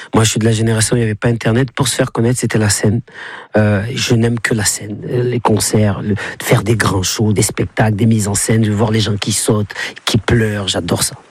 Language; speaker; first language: French; native; French